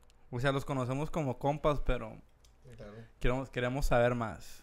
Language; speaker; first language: Spanish; early bilingual, heritage; Spanish